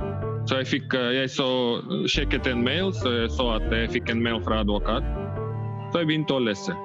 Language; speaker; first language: Norwegian; non-native, learner; Russian